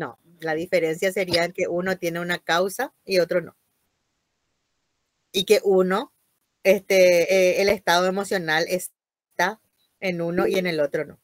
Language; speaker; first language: Spanish; native; Spanish